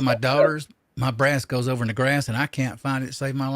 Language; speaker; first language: English; native; English